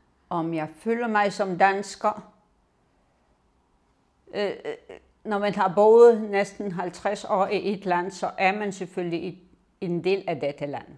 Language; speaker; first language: Danish; non-native, fluent; Polish